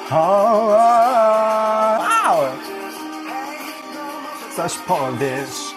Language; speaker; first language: Polish; non-native, learner; Ukrainian